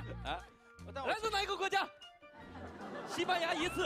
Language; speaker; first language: Chinese; native; Chinese